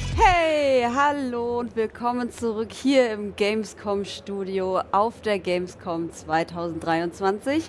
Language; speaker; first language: German; native; German